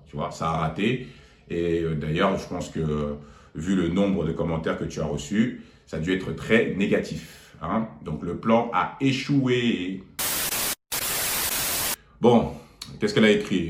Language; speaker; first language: French; native; French